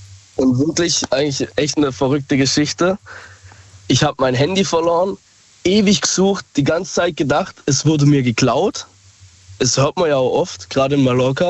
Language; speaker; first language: German; native; German